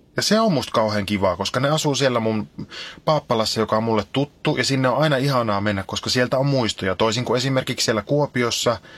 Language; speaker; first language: Finnish; native; Finnish